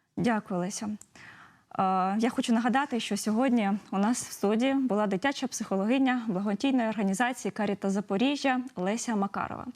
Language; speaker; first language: Ukrainian; native; Ukrainian